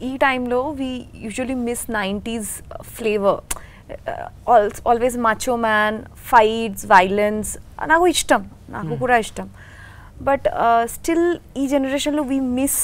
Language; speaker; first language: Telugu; non-native, learner; Bangla